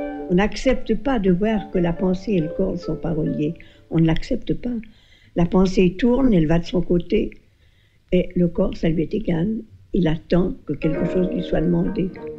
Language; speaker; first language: French; native; French